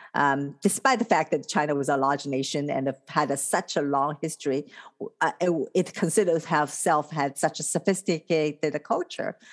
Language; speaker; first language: English; non-native, fluent; Chinese